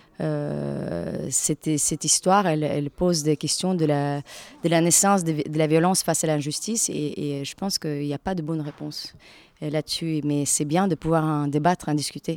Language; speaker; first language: French; non-native, fluent; Russian